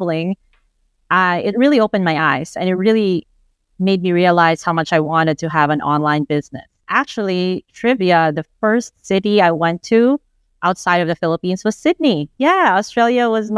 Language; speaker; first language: English; non-native, local second language; Filipino